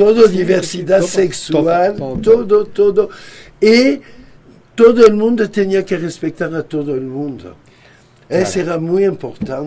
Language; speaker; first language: Spanish; non-native, fluent; French